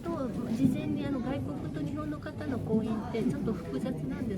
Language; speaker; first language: Japanese; native; Japanese